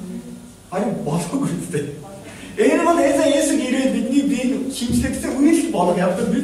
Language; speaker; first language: Mongolian; non-native, fluent; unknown